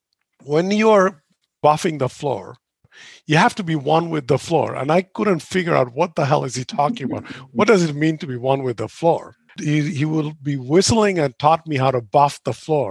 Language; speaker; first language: English; non-native, local second language; Bangla